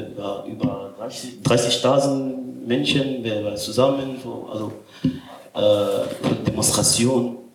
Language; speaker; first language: German; non-native, learner; French